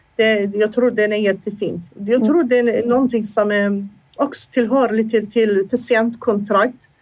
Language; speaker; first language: Swedish; non-native, fluent; Assyrian Neo-Aramaic